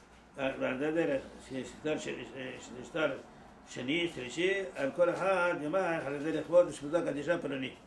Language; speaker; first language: Hebrew; non-native, fluent; Persian